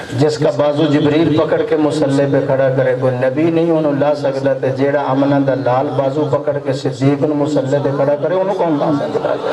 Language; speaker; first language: Urdu; non-native, local second language; Punjabi